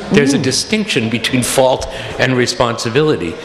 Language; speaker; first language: English; native; English